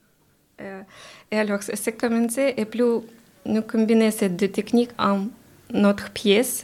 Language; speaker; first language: French; non-native, learner; Ukrainian